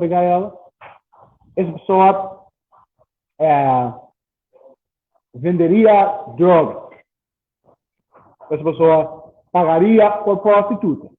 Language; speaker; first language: Portuguese; non-native, learner; English